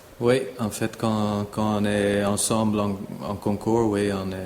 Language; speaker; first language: French; non-native, fluent; English